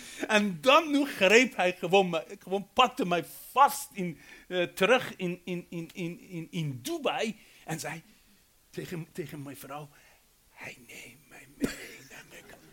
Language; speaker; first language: Dutch; non-native, fluent; Persian